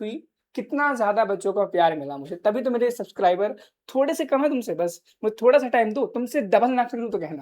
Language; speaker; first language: Hindi; native; Hindi